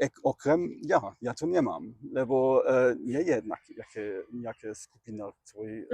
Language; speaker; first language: Slovak; non-native, learner; German